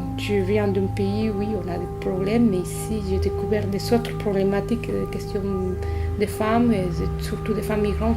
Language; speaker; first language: French; non-native, fluent; Spanish